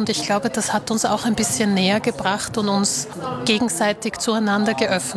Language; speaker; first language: German; early bilingual, other home language; Slovak